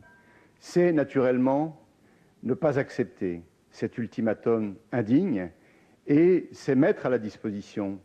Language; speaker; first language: French; native; French